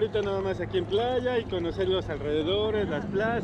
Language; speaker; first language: Spanish; native; Spanish